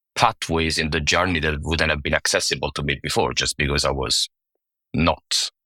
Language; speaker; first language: English; non-native, fluent; Italian